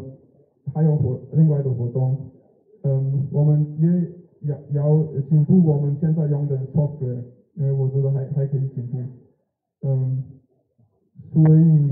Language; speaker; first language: Chinese; non-native, learner; German